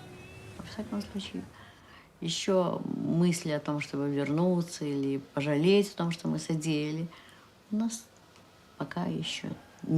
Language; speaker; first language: Russian; native; Russian